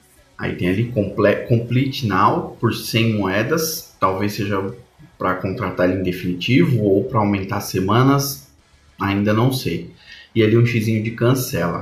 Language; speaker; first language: Portuguese; native; Portuguese